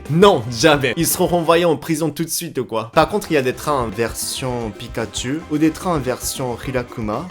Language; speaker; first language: French; non-native, fluent; Japanese